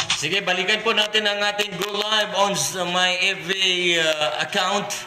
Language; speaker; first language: Filipino; non-native, local second language; Maranao